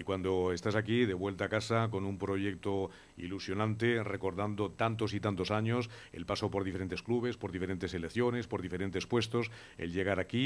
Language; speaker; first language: Spanish; native; Spanish